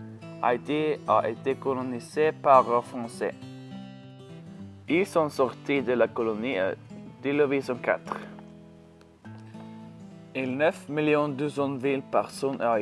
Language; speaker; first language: French; non-native, learner; Norwegian